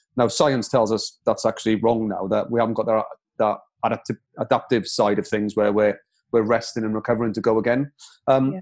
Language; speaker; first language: English; native; English